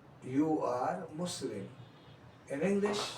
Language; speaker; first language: English; non-native, local second language; Hindi